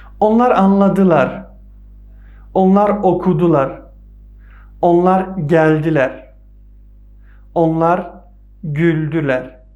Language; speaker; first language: Turkish; non-native, fluent; Persian